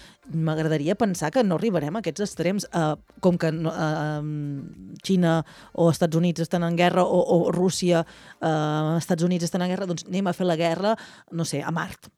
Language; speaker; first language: Catalan; native; Catalan